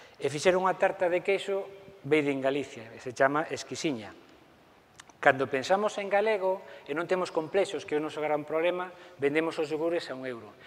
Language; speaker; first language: Galician; native; Galician